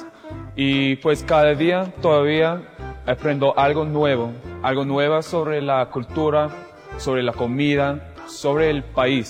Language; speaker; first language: Spanish; non-native, fluent; English